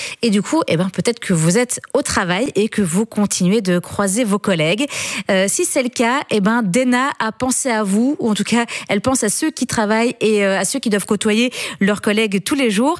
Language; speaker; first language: French; native; French